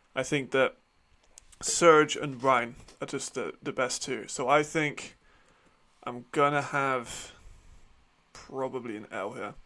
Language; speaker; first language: English; native; English